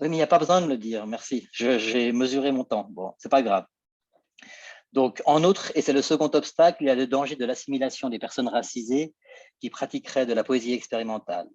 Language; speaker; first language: French; native; French